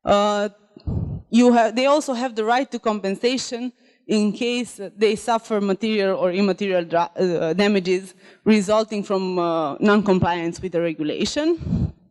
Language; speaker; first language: English; non-native, fluent; Romanian